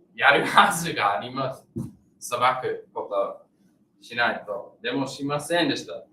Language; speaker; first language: Japanese; non-native, learner; English